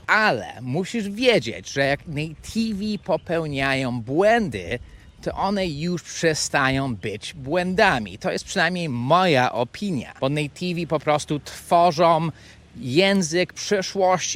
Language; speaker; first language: Polish; non-native, fluent; English